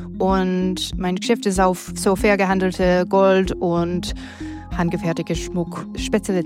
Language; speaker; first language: German; non-native, fluent; English